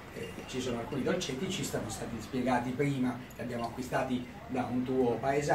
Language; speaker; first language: Italian; native; Italian